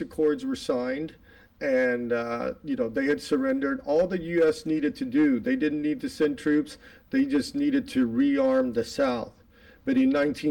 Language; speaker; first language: English; native; English